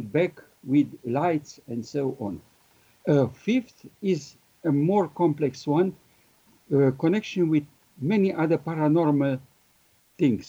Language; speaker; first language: English; non-native, fluent; Romanian